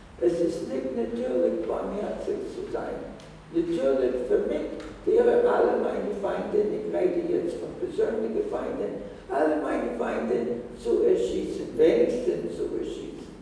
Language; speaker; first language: German; non-native, fluent; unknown